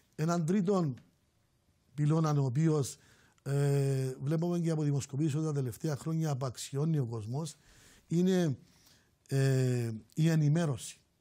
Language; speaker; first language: Greek; native; Greek